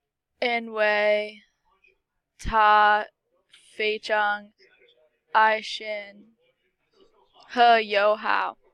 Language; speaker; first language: Chinese; non-native, learner; English